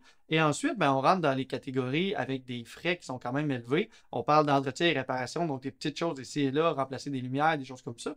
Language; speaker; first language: French; native; French